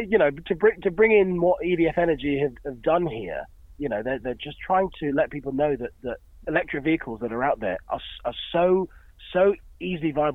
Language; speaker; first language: English; native; English